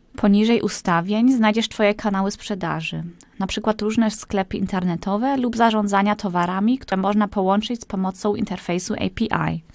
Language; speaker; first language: Polish; early bilingual, heritage; Polish